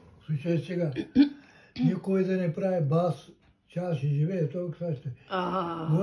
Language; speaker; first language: Bulgarian; non-native, local second language; Turkish